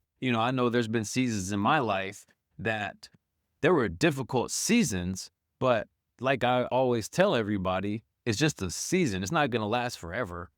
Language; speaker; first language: English; native; English